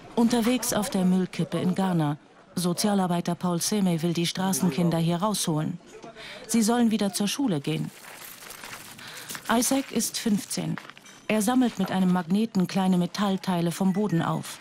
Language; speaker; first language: German; native; German